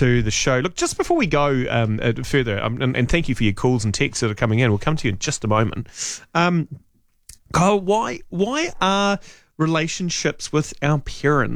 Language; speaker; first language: English; native; English